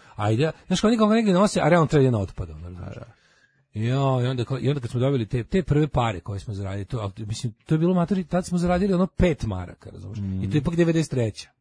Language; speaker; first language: Serbian; native; Serbian